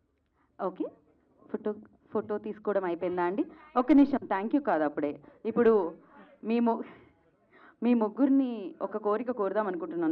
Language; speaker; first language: Telugu; native; Telugu